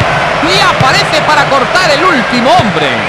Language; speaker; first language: Spanish; native; Spanish